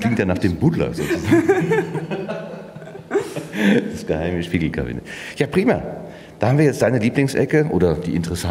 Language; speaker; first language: German; native; German